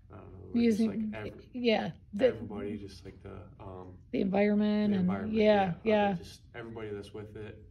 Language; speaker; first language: English; native; English